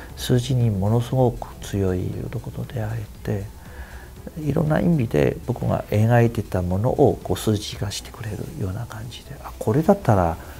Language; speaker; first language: Japanese; non-native, fluent; Chinese